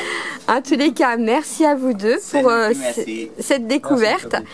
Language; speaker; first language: French; native; French